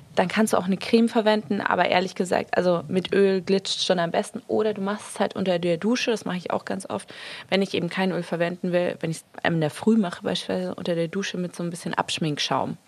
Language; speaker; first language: German; early bilingual, other home language; Spanish